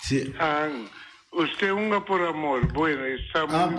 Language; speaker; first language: Spanish; non-native, learner; Papiamento